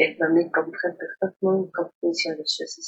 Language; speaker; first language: French; non-native, learner; Spanish